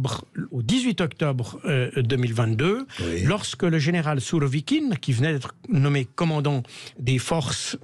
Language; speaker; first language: French; native; French